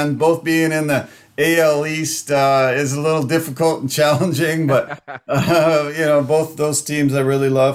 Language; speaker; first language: English; native; English